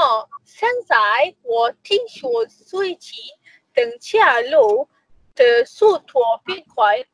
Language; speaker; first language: Chinese; non-native, learner; Malay